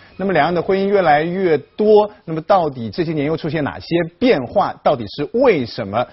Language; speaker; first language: Chinese; native; Chinese